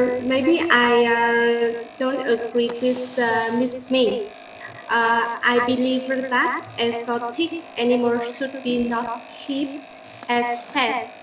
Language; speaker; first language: English; non-native, learner; Vietnamese